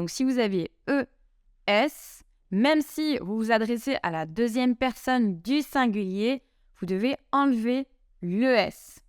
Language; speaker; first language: French; native; French